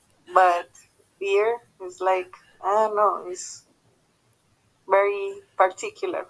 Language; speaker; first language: English; non-native, learner; Spanish